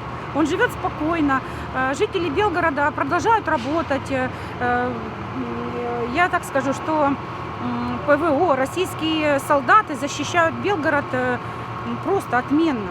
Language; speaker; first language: Russian; native; Russian